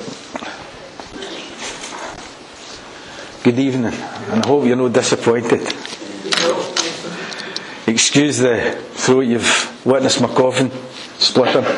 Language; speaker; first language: English; native; English